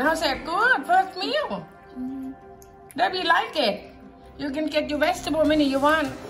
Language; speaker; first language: English; non-native, learner; Thai